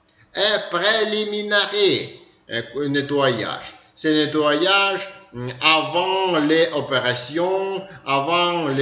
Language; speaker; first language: French; non-native, learner; Ukrainian